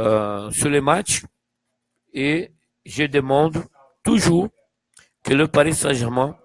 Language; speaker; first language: French; non-native, fluent; Portuguese